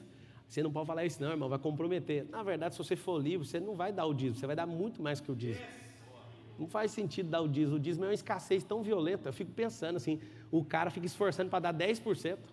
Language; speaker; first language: Portuguese; native; Portuguese